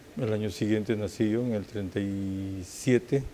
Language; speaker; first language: Spanish; native; Spanish